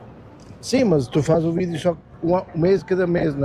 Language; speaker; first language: Portuguese; early bilingual, heritage; German